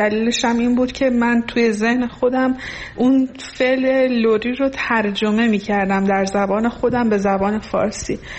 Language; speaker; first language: Persian; non-native, local second language; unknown